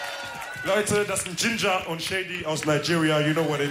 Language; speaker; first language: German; early bilingual, other home language; Wolof